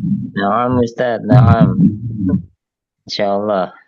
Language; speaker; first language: Arabic; non-native, learner; Indonesian